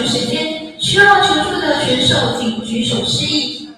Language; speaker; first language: Chinese; native; Chinese